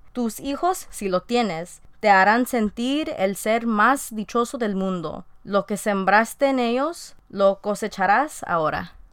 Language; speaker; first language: Spanish; early bilingual, heritage; Spanish